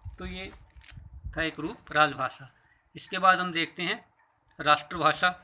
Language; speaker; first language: Hindi; native; Hindi